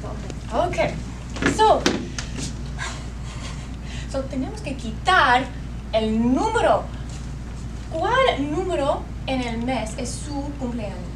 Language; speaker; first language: Spanish; non-native, learner; English